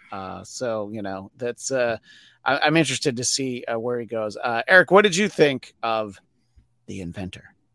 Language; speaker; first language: English; native; English